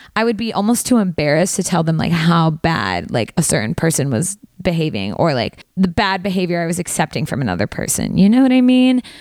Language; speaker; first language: English; native; English